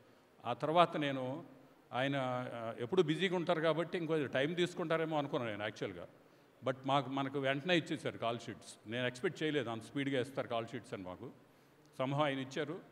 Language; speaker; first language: Telugu; native; Telugu